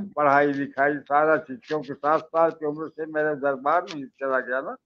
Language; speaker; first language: Hindi; native; Hindi